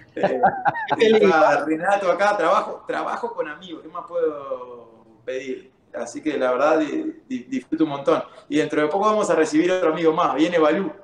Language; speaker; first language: Spanish; native; Spanish